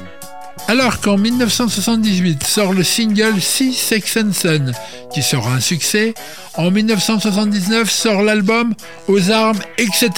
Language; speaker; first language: French; native; French